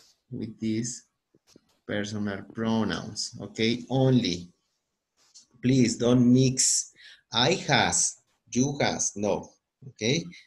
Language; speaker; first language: English; non-native, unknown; Spanish